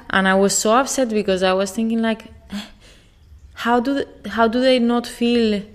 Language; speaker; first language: English; non-native, fluent; Spanish